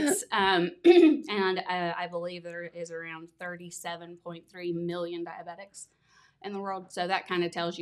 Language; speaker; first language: English; native; English